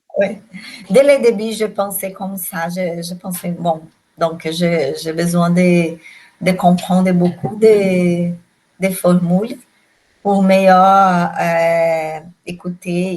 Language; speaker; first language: French; non-native, learner; Portuguese